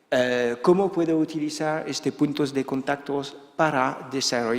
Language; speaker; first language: Spanish; non-native, fluent; Dutch